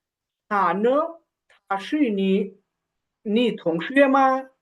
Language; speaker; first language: Chinese; non-native, fluent; Bangla